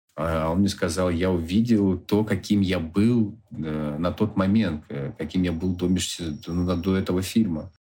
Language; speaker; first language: Russian; native; Russian